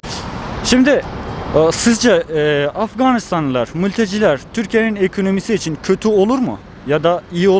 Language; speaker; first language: Turkish; non-native, fluent; Persian